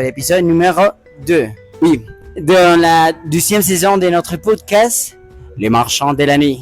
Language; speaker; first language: French; non-native, learner; Spanish